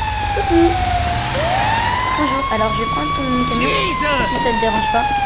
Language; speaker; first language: French; native; French